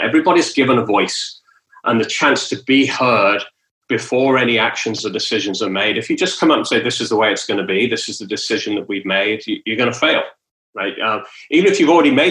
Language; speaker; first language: English; native; English